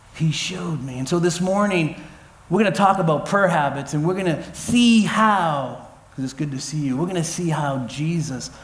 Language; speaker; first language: English; native; English